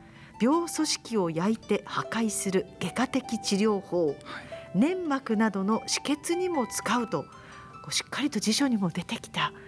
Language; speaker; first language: Japanese; native; Japanese